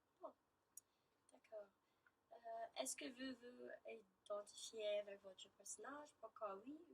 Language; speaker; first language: French; non-native, learner; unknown